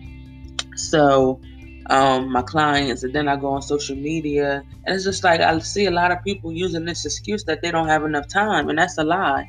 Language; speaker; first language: English; native; English